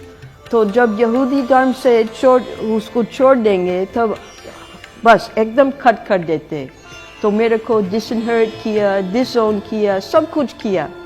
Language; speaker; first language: Hindi; non-native, fluent; English